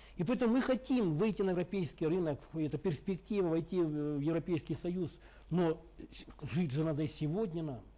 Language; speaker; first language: Russian; native; Russian